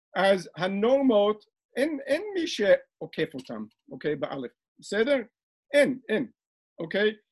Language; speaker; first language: Hebrew; non-native, fluent; English